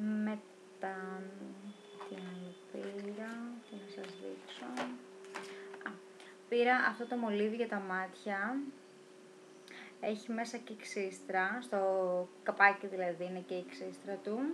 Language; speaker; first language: Greek; native; Greek